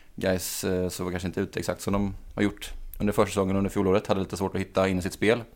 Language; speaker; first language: Swedish; native; Swedish